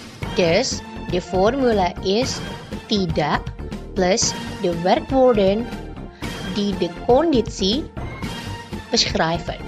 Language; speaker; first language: Dutch; non-native, learner; Indonesian